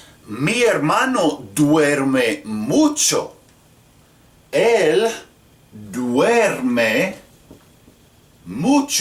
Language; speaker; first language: Spanish; non-native, fluent; English